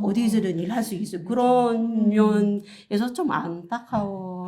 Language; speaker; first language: Korean; non-native, learner; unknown